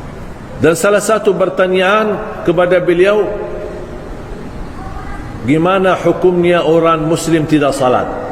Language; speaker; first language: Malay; non-native, fluent; Arabic